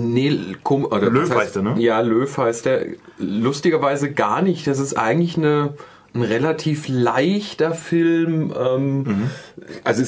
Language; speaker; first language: German; native; German